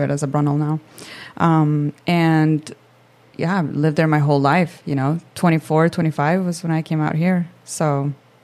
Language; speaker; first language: English; non-native, fluent; Swedish